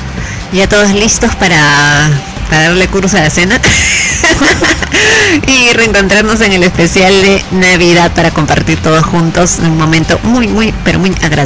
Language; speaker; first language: Spanish; native; Spanish